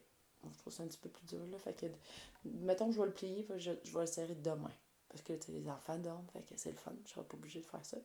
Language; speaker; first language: French; native; French